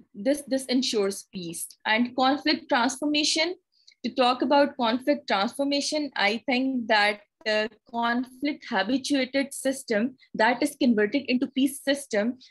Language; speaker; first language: English; non-native, local second language; Urdu